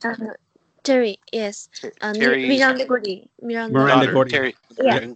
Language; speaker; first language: English; non-native, learner; Japanese